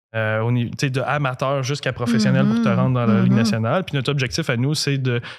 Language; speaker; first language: French; native; French